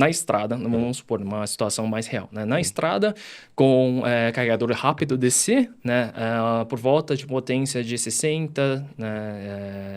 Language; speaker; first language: Portuguese; early bilingual, other home language; Chinese